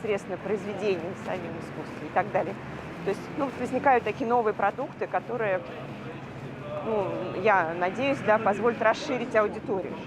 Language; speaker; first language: Russian; native; Russian